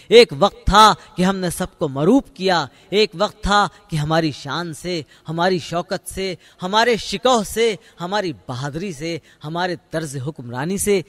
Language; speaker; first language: Urdu; native; Urdu